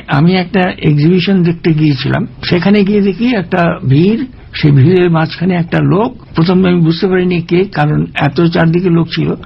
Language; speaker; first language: Bangla; native; Bangla